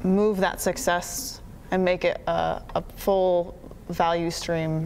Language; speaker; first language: English; native; English